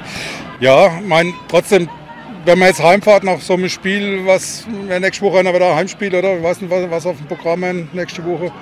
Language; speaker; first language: German; native; German